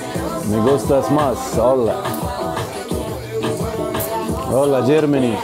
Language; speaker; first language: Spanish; non-native, learner; Arabic